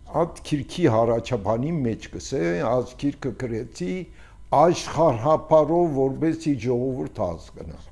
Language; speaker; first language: Armenian; early bilingual, heritage; Armenian